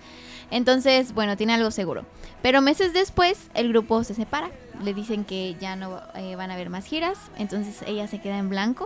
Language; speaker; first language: Spanish; native; Spanish